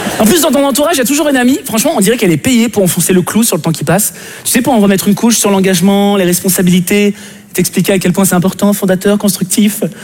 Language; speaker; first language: French; native; French